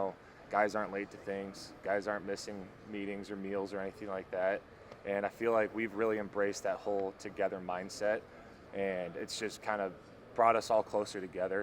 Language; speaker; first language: English; native; English